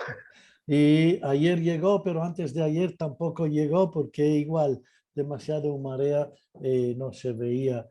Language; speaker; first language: Spanish; non-native, fluent; Italian